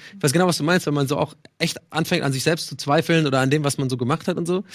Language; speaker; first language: German; non-native, fluent; English